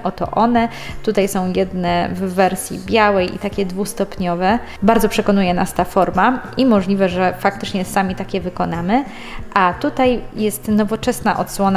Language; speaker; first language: Polish; native; Polish